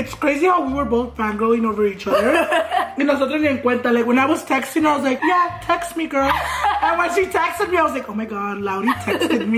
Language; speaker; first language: English; early bilingual, other home language; Spanish